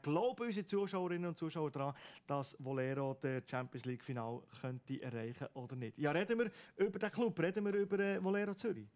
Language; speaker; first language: German; native; German